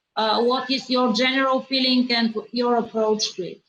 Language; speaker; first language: English; non-native, fluent; Bulgarian